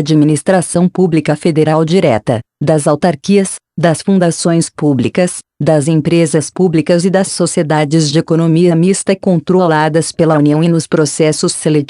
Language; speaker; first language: Portuguese; native; Portuguese